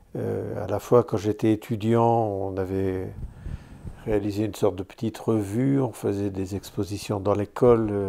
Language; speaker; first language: French; native; French